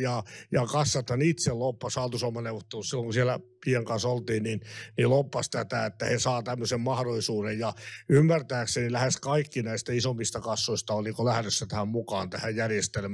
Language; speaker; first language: Finnish; native; Finnish